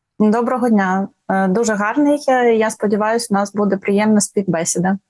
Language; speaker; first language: Ukrainian; non-native, local second language; Russian